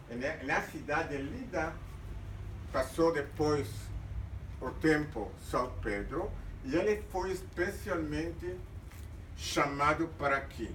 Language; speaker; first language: Portuguese; non-native, fluent; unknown